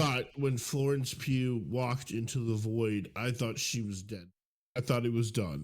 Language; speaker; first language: English; native; English